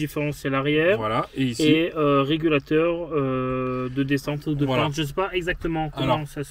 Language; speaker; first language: French; native; French